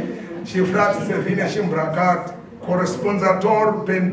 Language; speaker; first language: Romanian; non-native, learner; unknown